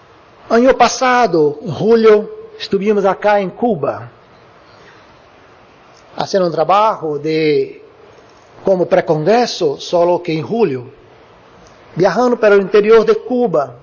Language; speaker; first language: Spanish; non-native, learner; Portuguese